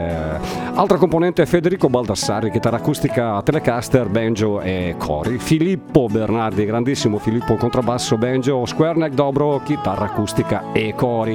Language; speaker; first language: Italian; native; Italian